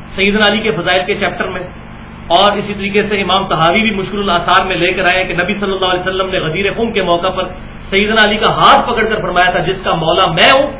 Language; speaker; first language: Urdu; non-native, local second language; Punjabi